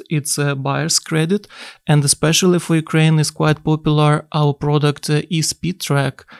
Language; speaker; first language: English; non-native, fluent; Ukrainian